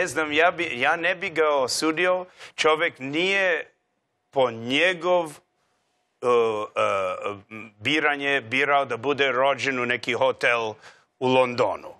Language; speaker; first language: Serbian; non-native, learner; English